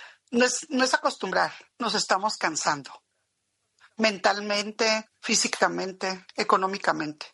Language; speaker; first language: Spanish; native; Spanish